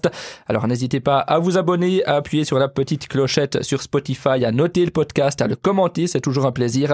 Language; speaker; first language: French; native; French